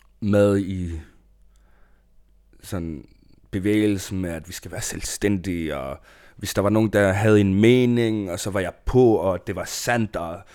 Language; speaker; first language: Danish; non-native, local second language; Kalaallisut